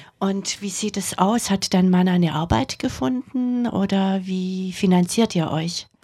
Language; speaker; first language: German; native; German